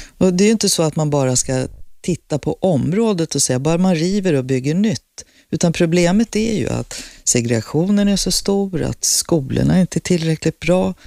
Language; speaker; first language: Swedish; native; Swedish